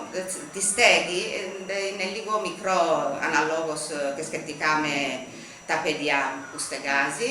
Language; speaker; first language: Greek; non-native, fluent; Italian